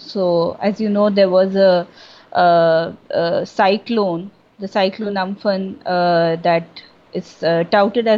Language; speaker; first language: English; non-native, local second language; Bangla